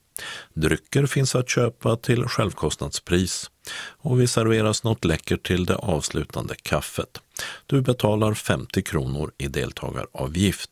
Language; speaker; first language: Swedish; native; Swedish